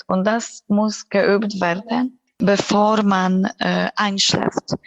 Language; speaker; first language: German; non-native, fluent; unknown